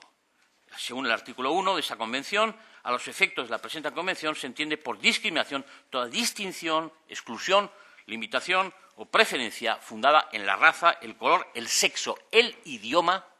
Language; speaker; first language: Spanish; native; Spanish